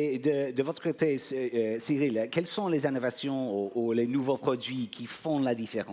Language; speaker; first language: French; non-native, fluent; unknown